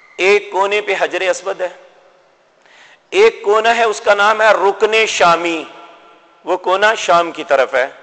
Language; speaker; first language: Urdu; non-native, local second language; Punjabi